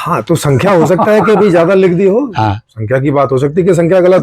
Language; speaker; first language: Hindi; native; Hindi